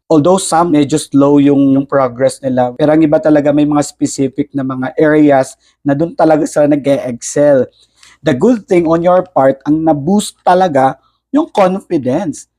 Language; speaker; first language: Filipino; non-native, local second language; Cebuano